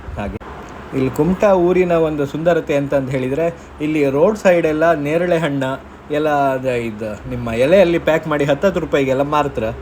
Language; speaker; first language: Kannada; non-native, local second language; Konkani